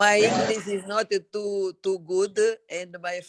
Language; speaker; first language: English; non-native, learner; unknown